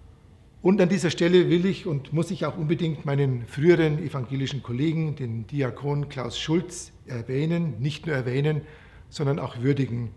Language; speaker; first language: German; native; German